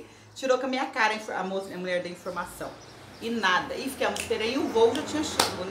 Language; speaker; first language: Portuguese; native; Portuguese